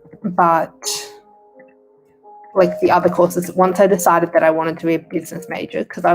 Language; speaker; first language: English; native; English